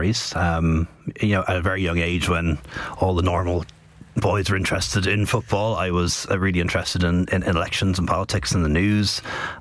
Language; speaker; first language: English; native; English